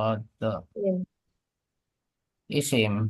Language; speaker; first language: Arabic; non-native, learner; Indonesian